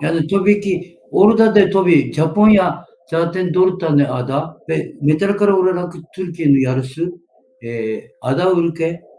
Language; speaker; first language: Turkish; non-native, learner; Japanese